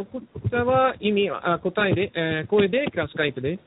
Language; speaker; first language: Japanese; non-native, learner; Italian